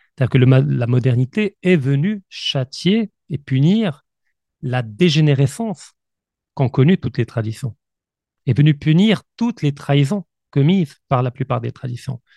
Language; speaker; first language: French; non-native, local second language; Arabic